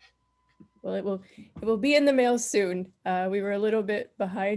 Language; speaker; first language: English; native; English